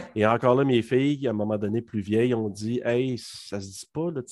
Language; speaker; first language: French; native; French